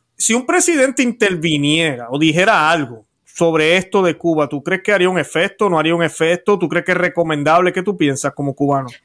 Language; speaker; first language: Spanish; native; Spanish